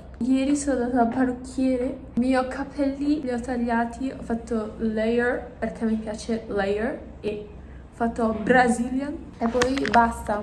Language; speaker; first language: Italian; early bilingual, other home language; Filipino